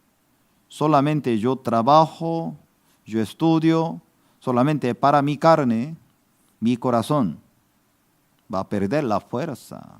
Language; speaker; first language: Spanish; non-native, fluent; Korean